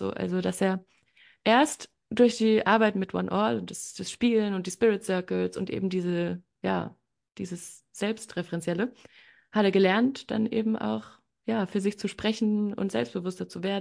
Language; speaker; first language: German; native; German